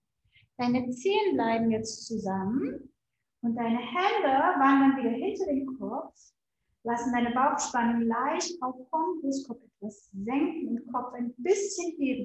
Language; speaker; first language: German; native; German